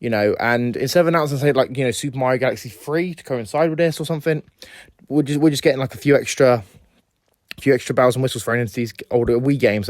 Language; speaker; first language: English; native; English